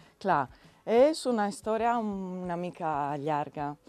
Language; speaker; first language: Catalan; non-native, learner; Italian